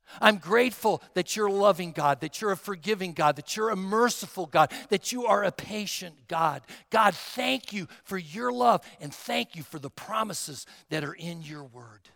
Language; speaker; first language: English; native; English